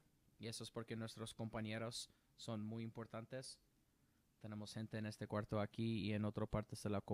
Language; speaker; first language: Spanish; non-native, learner; English